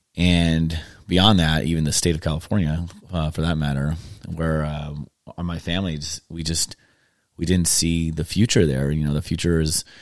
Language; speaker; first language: English; native; English